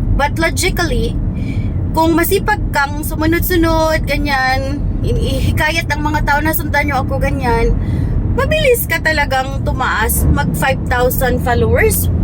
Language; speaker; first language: Filipino; non-native, local second language; Hiligaynon